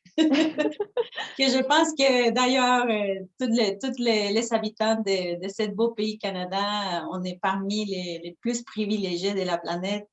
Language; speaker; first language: French; non-native, fluent; Spanish